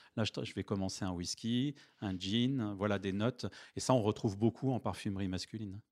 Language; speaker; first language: French; native; French